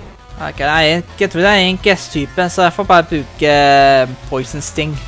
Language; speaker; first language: Norwegian; native; Norwegian